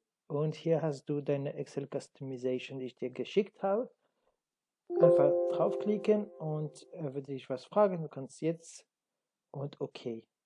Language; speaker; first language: German; non-native, learner; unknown